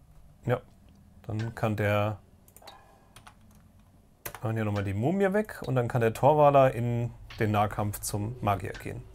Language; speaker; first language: German; native; German